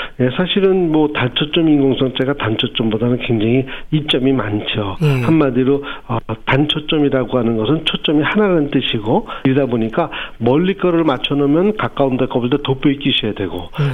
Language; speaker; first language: Korean; native; Korean